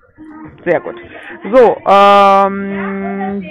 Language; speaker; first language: German; non-native, fluent; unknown